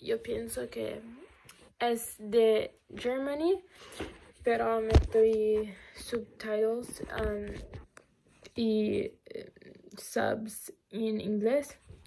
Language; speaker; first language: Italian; non-native, learner; English